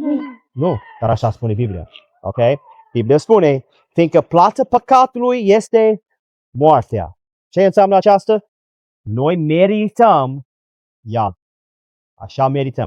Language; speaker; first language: Romanian; non-native, learner; English